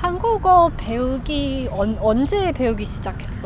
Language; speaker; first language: Korean; non-native, fluent; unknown